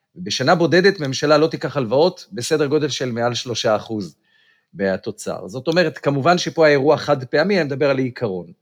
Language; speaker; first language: Hebrew; native; Hebrew